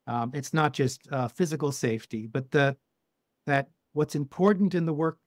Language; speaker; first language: English; native; English